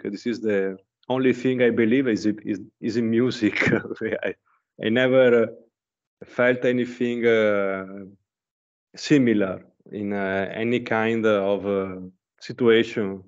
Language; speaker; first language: English; non-native, learner; Italian